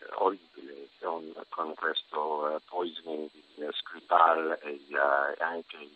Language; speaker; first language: Italian; non-native, learner; English